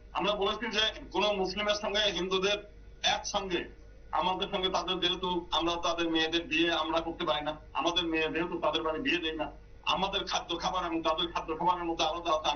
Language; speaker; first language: Bangla; native; Bangla